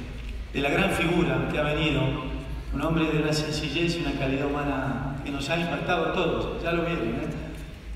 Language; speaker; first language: Spanish; native; Spanish